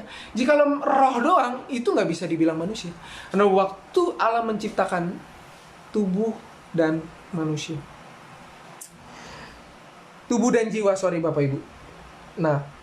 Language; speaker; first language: Indonesian; native; Indonesian